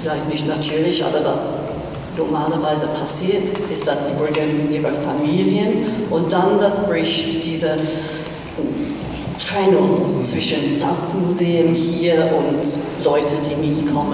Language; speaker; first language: German; non-native, fluent; English